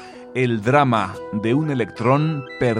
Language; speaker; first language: Spanish; native; Spanish